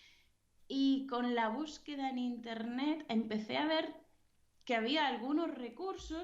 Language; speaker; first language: Spanish; native; Spanish